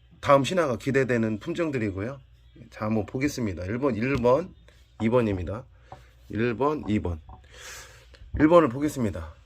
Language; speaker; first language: Korean; native; Korean